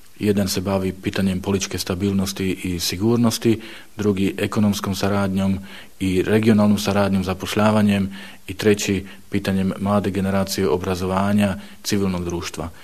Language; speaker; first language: Bosnian; non-native, fluent; Slovak